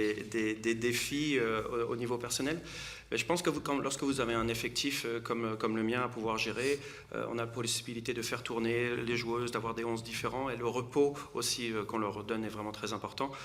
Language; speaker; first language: French; native; French